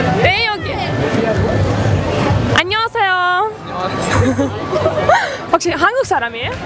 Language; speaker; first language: Korean; non-native, learner; Turkish